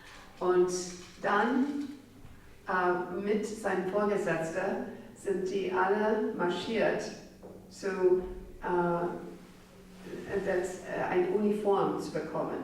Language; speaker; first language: German; non-native, fluent; English